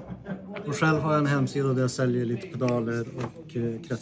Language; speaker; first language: Swedish; native; Swedish